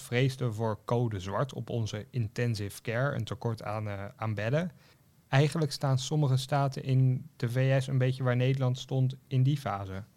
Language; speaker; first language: Dutch; native; Dutch